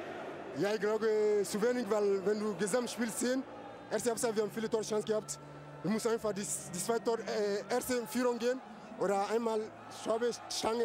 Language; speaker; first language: German; non-native, learner; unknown